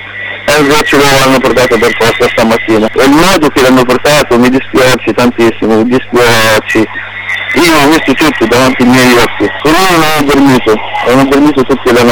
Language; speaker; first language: Italian; non-native, local second language; Arabic